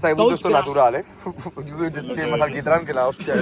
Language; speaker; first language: Spanish; native; Spanish